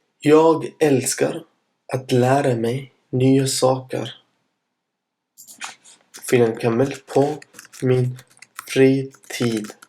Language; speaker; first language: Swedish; non-native, fluent; Arabic